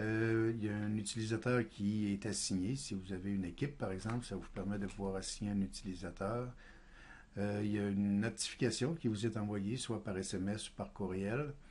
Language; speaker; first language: French; native; French